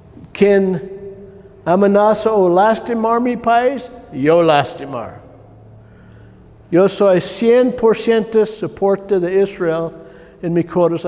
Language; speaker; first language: Spanish; non-native, learner; English